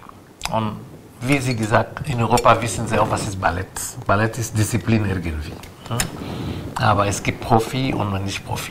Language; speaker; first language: German; non-native, learner; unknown